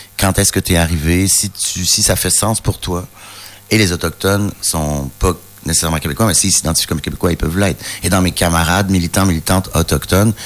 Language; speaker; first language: French; native; French